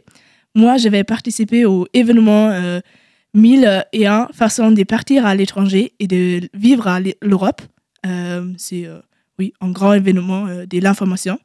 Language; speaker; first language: French; non-native, learner; German